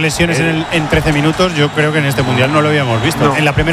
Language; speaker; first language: Spanish; native; Spanish